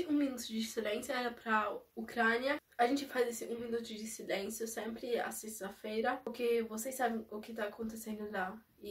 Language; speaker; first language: Portuguese; early bilingual, heritage; Portuguese